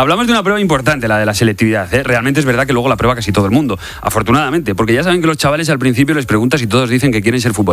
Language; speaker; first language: Spanish; native; Spanish